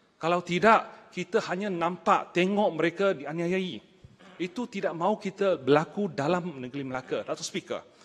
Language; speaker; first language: Malay; non-native, local second language; Chinese